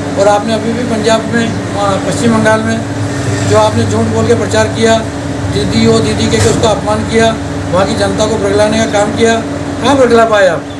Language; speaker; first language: Hindi; native; Hindi